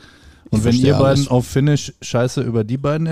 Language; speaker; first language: German; native; German